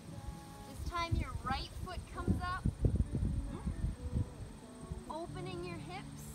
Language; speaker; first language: English; native; English